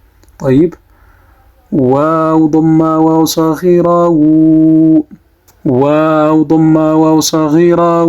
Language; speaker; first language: Arabic; non-native, fluent; Amharic